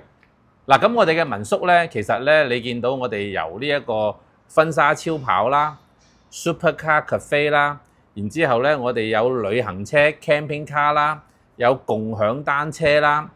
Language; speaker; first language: Cantonese; native; Cantonese